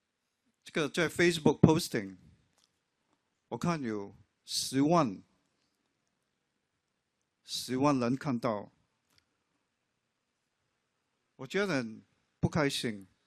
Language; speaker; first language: Chinese; non-native, local second language; English